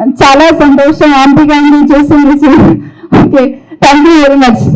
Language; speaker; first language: Telugu; non-native, local second language; Malayalam